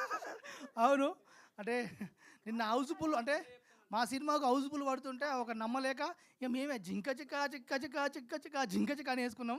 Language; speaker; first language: Telugu; native; Telugu